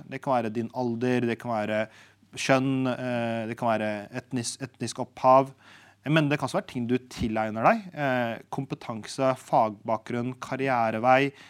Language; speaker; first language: Norwegian; early bilingual, other home language; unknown